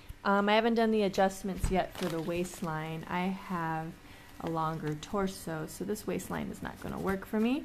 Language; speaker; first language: English; native; English